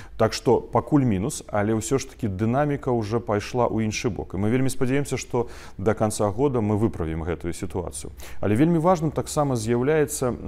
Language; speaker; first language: Belarusian; non-native, local second language; Russian